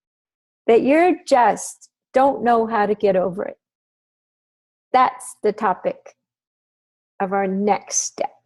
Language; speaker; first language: English; native; English